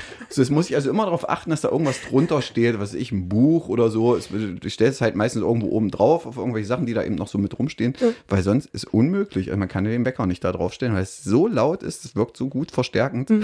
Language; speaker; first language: German; native; German